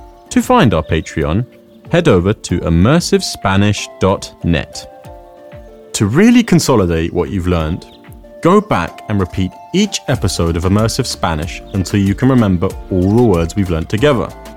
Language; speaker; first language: English; native; English